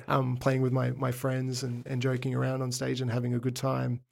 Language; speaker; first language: English; native; English